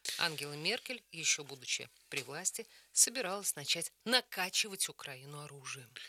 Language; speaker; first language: Russian; native; Russian